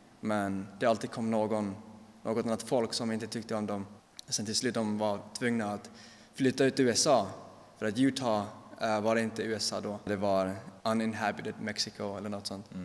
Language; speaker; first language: Swedish; non-native, local second language; Finnish